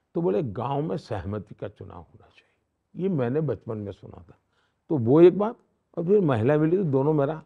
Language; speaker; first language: Hindi; non-native, local second language; Gujarati